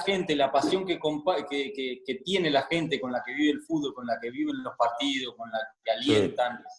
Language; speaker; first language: Spanish; native; Spanish